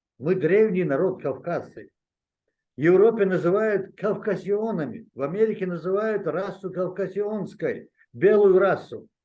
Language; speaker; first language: Russian; non-native, local second language; Chechen